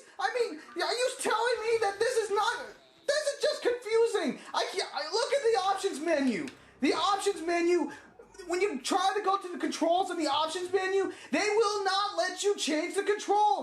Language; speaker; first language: English; native; English